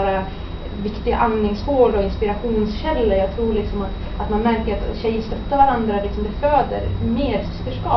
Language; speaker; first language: Swedish; native; Swedish